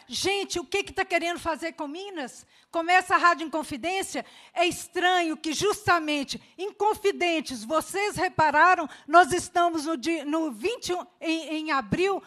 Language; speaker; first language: Portuguese; native; Portuguese